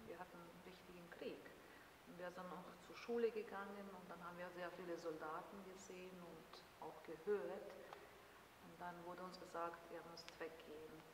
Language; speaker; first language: German; non-native, fluent; Bosnian